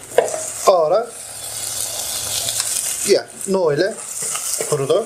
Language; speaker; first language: Spanish; non-native, learner; Turkish